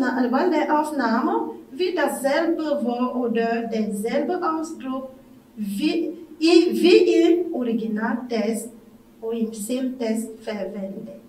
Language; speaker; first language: German; non-native, fluent; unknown